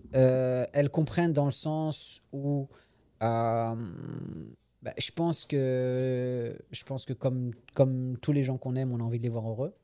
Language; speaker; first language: French; native; French